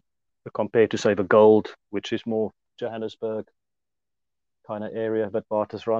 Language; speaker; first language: English; non-native, local second language; Afrikaans